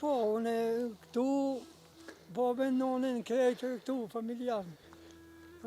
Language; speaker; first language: Albanian; non-native, local second language; Croatian